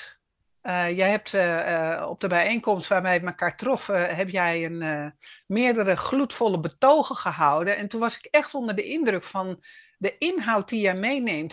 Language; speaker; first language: Dutch; native; Dutch